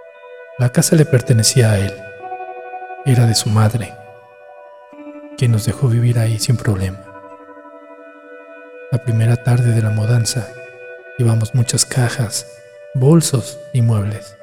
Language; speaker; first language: Spanish; native; Spanish